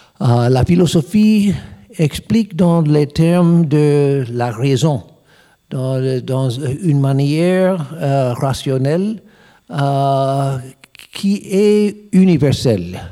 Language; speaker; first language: French; non-native, learner; English